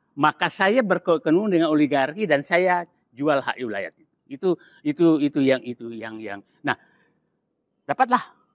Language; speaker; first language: Indonesian; non-native, local second language; Buginese